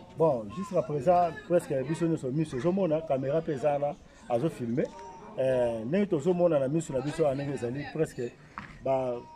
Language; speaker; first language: Lingala; native; Lingala